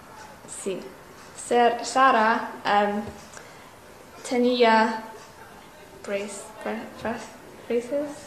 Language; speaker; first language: Spanish; non-native, learner; English